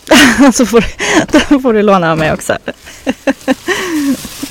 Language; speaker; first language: Swedish; native; Swedish